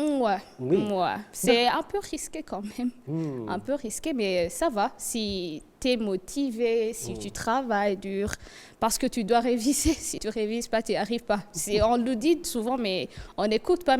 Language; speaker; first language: French; non-native, local second language; Rundi